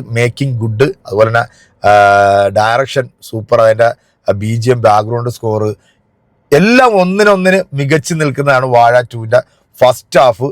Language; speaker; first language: Malayalam; native; Malayalam